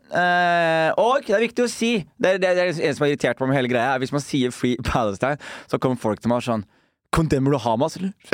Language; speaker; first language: Norwegian; early bilingual, other home language; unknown